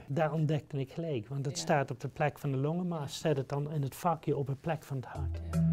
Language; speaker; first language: Dutch; native; Dutch